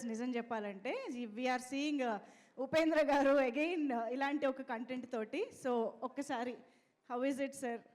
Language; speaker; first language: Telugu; native; Telugu